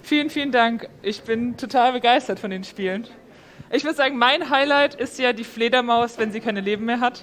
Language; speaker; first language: German; native; German